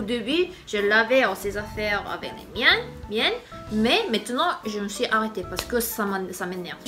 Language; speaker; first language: French; non-native, fluent; Korean